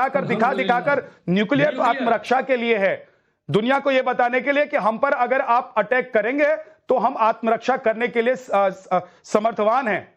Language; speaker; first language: Hindi; native; Hindi